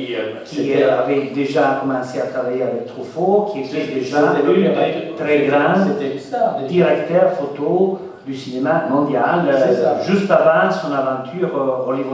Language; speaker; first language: French; non-native, fluent; Italian